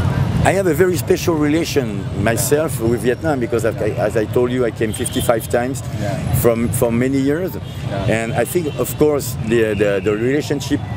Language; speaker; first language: English; non-native, fluent; French